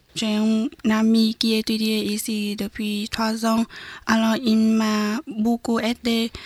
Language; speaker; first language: French; non-native, learner; Vietnamese